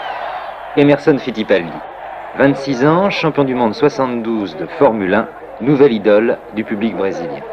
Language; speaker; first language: French; native; French